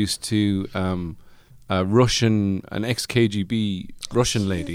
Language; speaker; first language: English; native; English